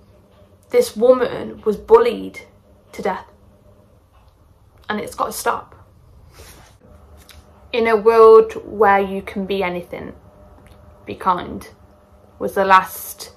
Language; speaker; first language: English; native; English